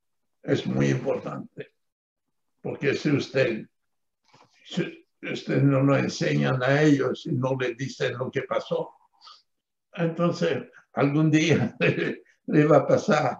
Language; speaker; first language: Spanish; non-native, fluent; French